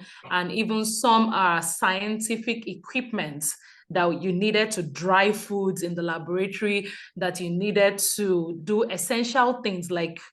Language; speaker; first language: English; non-native, local second language; Yoruba